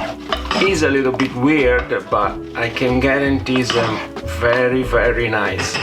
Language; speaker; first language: English; non-native, fluent; Italian